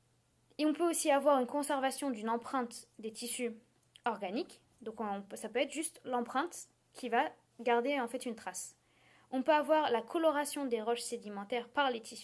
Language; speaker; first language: French; native; French